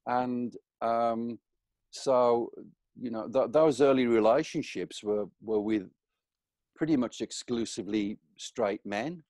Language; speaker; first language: English; native; English